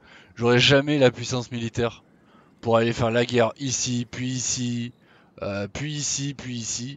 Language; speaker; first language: French; native; French